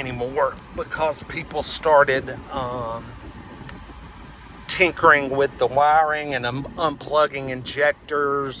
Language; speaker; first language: English; native; English